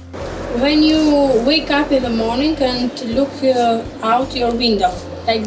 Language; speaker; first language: English; non-native, learner; Albanian